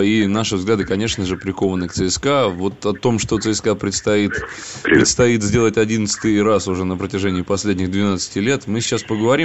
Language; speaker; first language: Russian; native; Russian